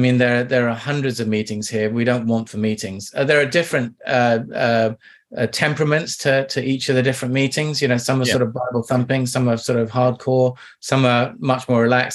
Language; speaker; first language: English; native; English